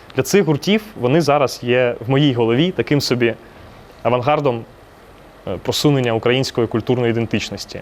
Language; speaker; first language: Ukrainian; non-native, local second language; Russian